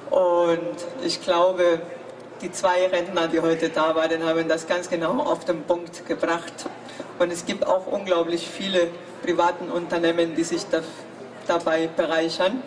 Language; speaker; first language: German; non-native, fluent; Spanish